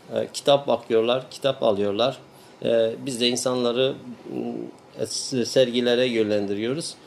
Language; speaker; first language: Turkish; non-native, local second language; Kurdish